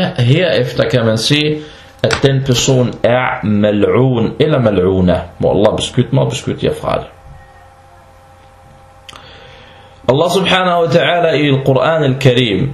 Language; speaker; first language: Danish; non-native, fluent; Arabic